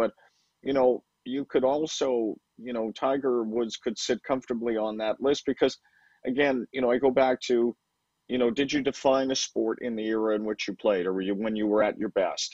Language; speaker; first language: English; native; English